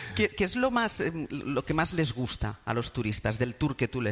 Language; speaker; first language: Spanish; native; Spanish